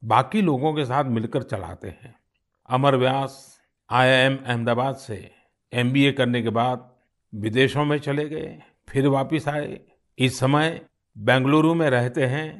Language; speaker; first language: Hindi; non-native, local second language; Gujarati